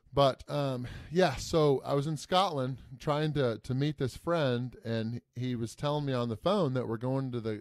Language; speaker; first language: English; native; English